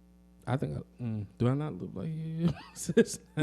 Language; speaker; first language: English; native; English